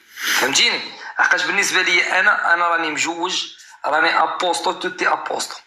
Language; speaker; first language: Arabic; native; Arabic